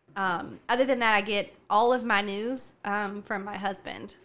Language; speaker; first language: English; early bilingual, other home language; Spanish